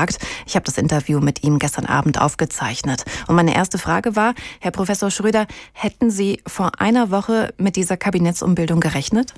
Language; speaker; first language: German; native; German